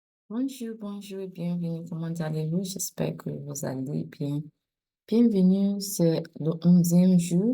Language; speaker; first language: French; non-native, fluent; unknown